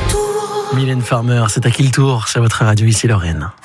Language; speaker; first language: French; native; French